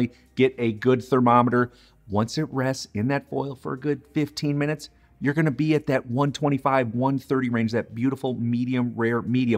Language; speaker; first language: English; native; English